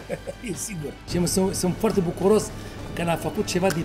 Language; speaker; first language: Romanian; non-native, learner; Arabic